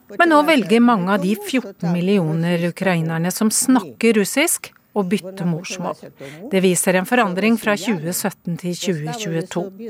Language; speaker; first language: Norwegian; native; Norwegian